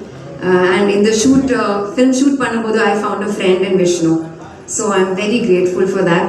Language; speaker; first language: Tamil; non-native, fluent; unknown